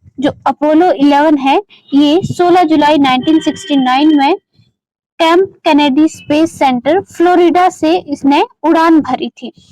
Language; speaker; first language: Hindi; native; Hindi